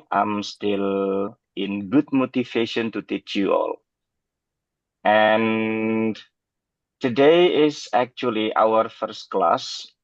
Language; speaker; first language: English; non-native, fluent; Indonesian